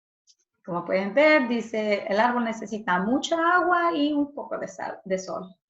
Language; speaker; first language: Spanish; early bilingual, heritage; Spanish